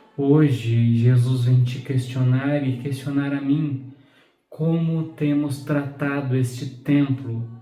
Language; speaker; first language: Portuguese; native; Portuguese